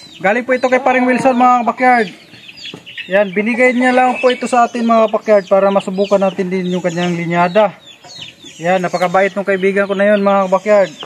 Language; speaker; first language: Filipino; non-native, local second language; Cebuano